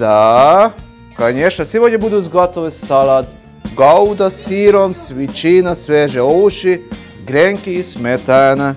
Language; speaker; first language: Russian; non-native, learner; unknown